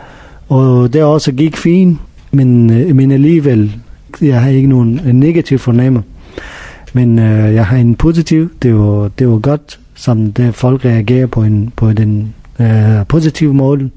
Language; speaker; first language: Danish; non-native, learner; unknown